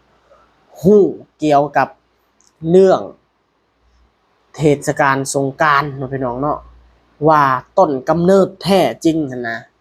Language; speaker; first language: Thai; non-native, local second language; Lao